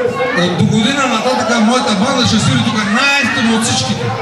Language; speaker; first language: Bulgarian; non-native, local second language; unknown